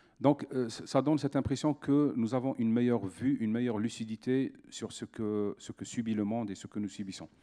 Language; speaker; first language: French; non-native, local second language; Arabic